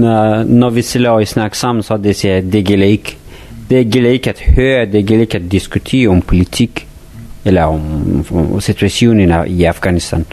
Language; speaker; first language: Danish; non-native, fluent; Persian